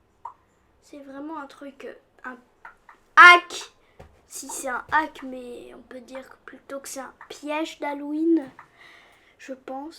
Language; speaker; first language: French; native; French